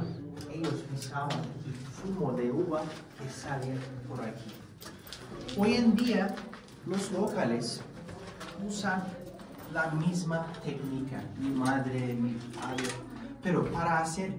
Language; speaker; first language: Spanish; non-native, fluent; Turkish